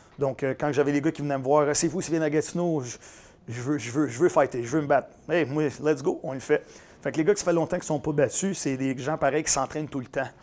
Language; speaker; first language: French; native; French